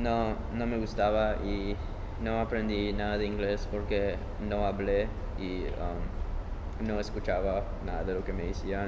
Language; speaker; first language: Spanish; early bilingual, heritage; Spanish